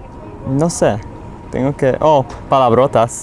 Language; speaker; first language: Spanish; early bilingual, heritage; English